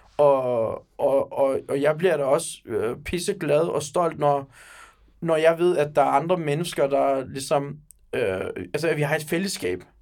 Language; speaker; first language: Danish; early bilingual, other home language; Turkish